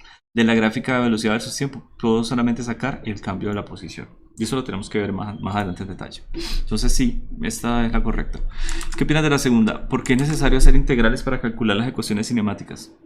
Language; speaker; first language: Spanish; native; Spanish